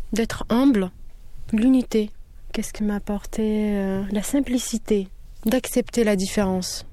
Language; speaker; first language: French; early bilingual, other home language; Kabyle